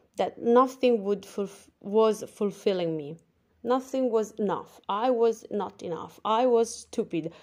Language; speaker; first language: English; non-native, fluent; Italian